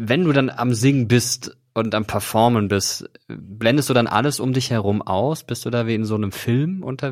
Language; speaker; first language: German; native; German